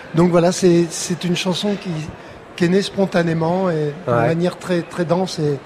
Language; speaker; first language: French; native; French